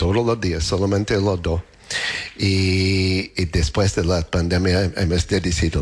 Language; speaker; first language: Spanish; non-native, learner; English